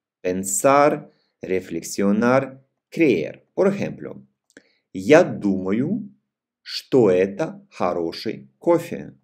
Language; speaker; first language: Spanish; non-native, fluent; Russian